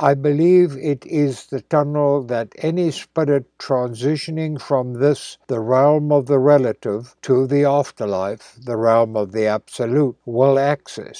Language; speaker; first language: English; native; English